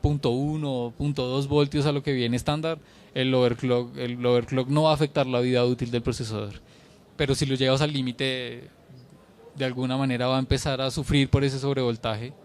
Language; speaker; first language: Spanish; native; Spanish